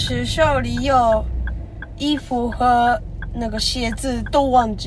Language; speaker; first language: Chinese; early bilingual, heritage; Japanese